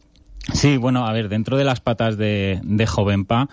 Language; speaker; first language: Spanish; native; Spanish